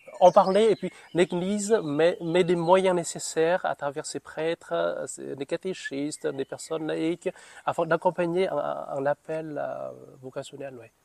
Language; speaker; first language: French; non-native, fluent; Vietnamese